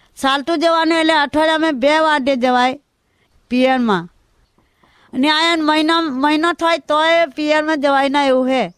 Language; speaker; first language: Gujarati; non-native, local second language; Bhili